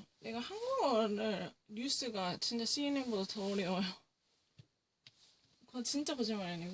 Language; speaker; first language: Korean; early bilingual, heritage; English